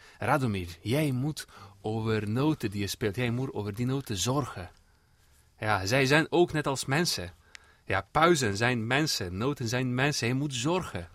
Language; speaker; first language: Dutch; non-native, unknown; Serbian